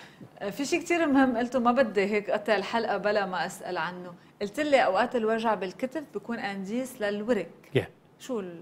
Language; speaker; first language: Arabic; native; Arabic